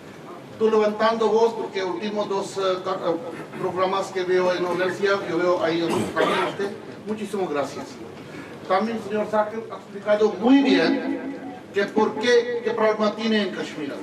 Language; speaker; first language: Spanish; non-native, learner; Urdu